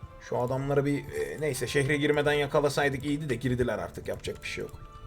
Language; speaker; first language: Turkish; native; Turkish